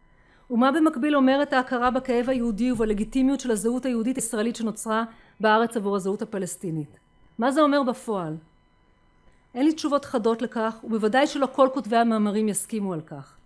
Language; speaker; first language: Hebrew; native; Hebrew